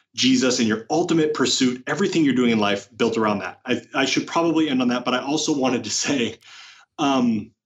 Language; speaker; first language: English; native; English